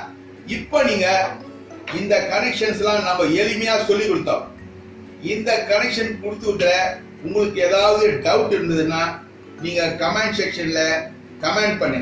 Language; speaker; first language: Tamil; native; Tamil